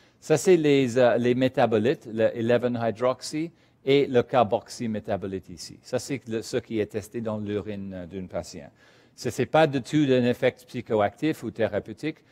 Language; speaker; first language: French; non-native, fluent; English